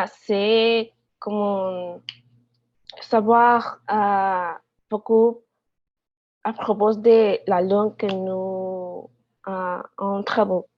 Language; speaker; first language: French; non-native, learner; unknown